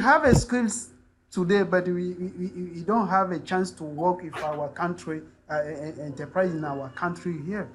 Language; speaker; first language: English; non-native, learner; French